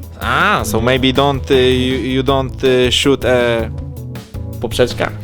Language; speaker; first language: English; non-native, learner; Polish